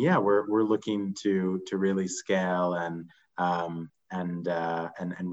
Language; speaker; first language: English; native; English